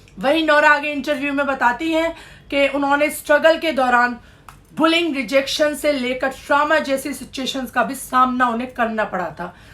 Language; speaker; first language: Hindi; native; Hindi